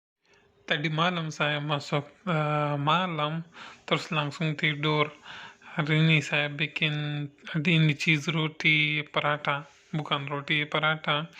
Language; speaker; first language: Indonesian; non-native, learner; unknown